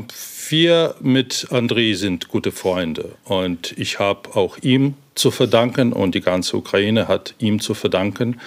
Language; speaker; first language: German; non-native, fluent; Ukrainian